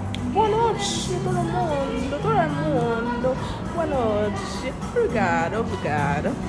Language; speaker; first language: Portuguese; non-native, learner; Haitian Creole